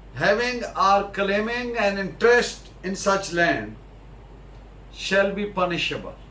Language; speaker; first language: English; non-native, local second language; Urdu